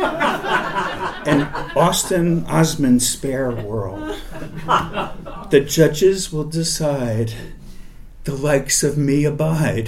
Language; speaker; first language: English; native; English